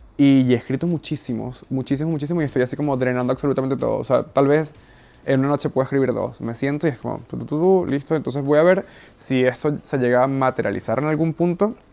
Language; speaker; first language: Spanish; native; Spanish